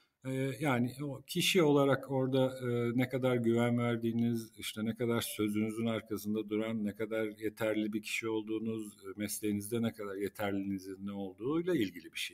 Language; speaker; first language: Turkish; native; Turkish